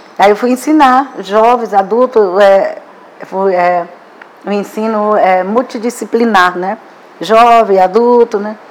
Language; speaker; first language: Portuguese; non-native, local second language; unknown